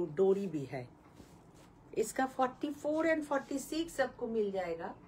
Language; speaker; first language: Hindi; non-native, local second language; Bangla